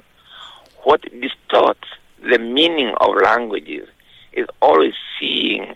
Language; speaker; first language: English; non-native, local second language; Kikuyu